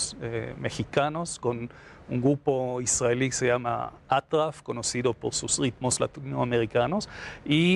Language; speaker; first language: Spanish; non-native, fluent; Hebrew